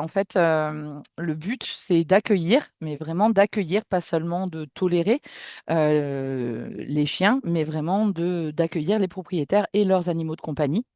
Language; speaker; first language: French; native; French